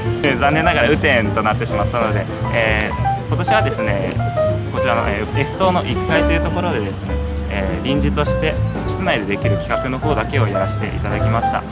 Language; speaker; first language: Japanese; native; Japanese